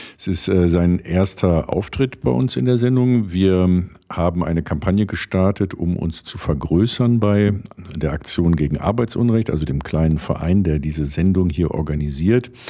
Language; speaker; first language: German; native; German